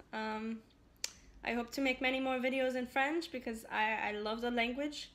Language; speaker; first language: English; native; English